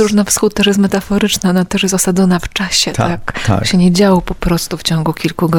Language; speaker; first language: Polish; native; Polish